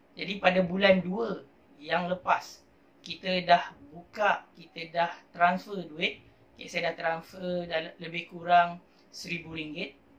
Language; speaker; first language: Malay; native; Malay